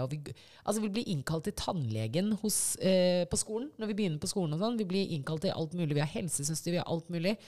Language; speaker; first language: Norwegian; early bilingual, other home language; Shona